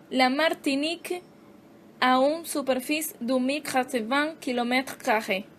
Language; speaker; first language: French; non-native, learner; Spanish